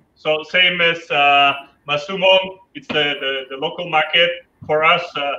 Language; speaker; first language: English; non-native, fluent; German